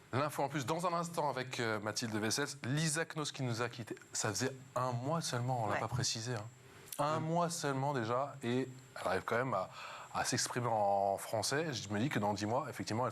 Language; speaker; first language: French; native; French